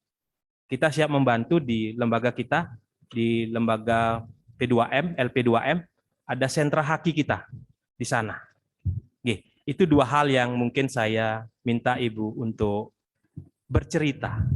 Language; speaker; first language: Indonesian; native; Indonesian